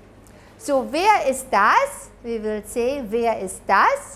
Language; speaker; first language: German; non-native, fluent; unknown